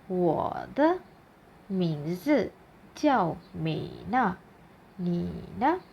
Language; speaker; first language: Chinese; non-native, fluent; Malay